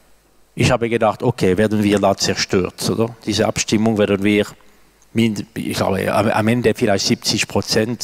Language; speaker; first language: German; non-native, local second language; French